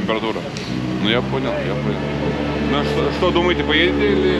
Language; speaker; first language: Russian; non-native, fluent; Lithuanian